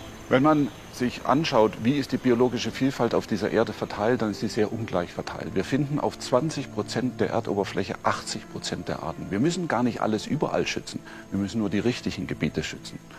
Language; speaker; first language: German; native; German